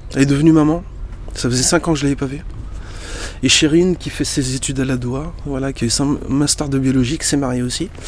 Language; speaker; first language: French; early bilingual, other home language; Arabic